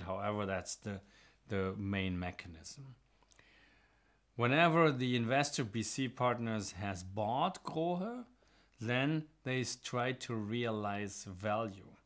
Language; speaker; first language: English; non-native, fluent; German